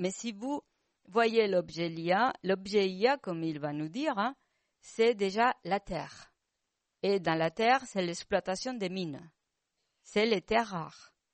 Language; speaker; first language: French; non-native, fluent; Spanish